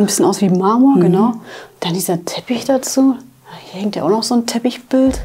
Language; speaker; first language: German; native; German